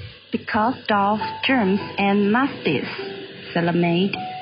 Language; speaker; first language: English; non-native, fluent; Chinese